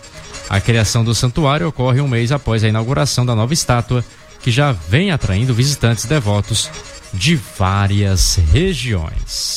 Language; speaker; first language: Portuguese; native; Portuguese